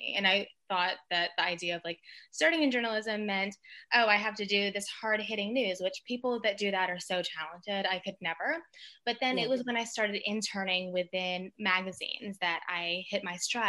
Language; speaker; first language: English; native; English